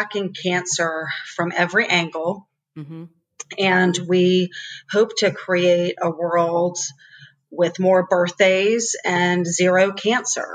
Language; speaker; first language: English; native; English